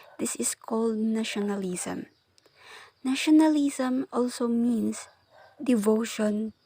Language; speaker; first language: English; non-native, local second language; Filipino